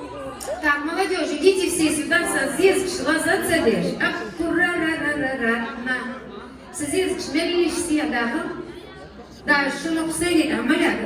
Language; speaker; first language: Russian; non-native, local second language; Chechen